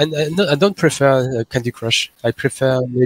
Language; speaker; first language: English; non-native, learner; French